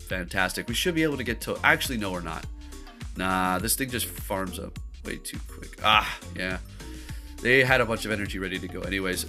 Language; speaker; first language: English; native; English